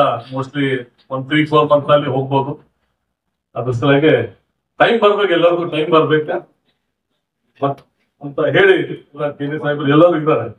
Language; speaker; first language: Kannada; non-native, local second language; Urdu